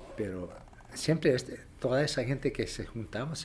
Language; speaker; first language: Spanish; early bilingual, other home language; English